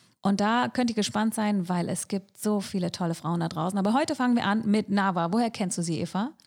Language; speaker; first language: German; native; German